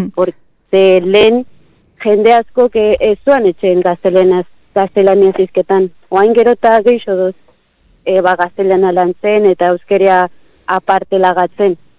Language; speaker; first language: Basque; early bilingual, other home language; Spanish